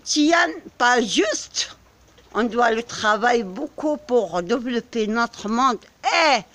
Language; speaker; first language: French; non-native, learner; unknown